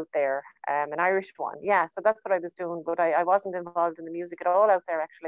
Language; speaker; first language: English; native; English